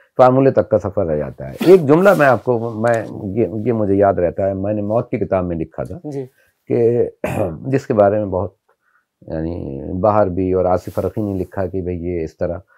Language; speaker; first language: Hindi; native; Hindi